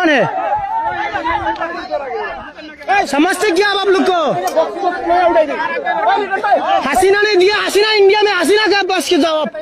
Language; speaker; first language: Hindi; non-native, learner; Bangla